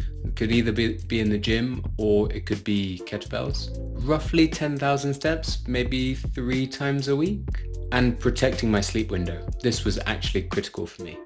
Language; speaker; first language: English; native; English